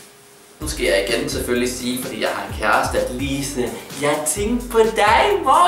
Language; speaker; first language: Danish; native; Danish